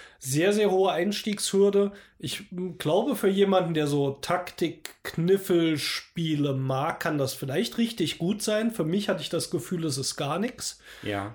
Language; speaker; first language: German; native; German